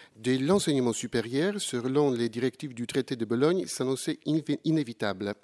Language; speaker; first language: French; non-native, fluent; Polish